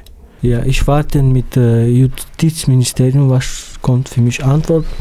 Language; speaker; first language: German; non-native, learner; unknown